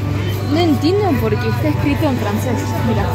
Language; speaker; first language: Spanish; non-native, fluent; French